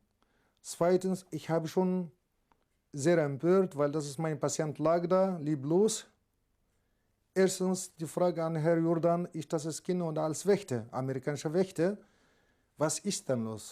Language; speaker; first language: German; non-native, learner; Arabic